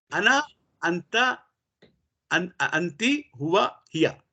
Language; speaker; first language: Arabic; non-native, learner; Urdu